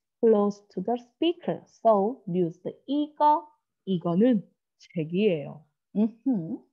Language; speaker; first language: English; non-native, learner; Korean